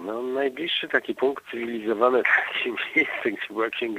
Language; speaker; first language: Polish; native; Polish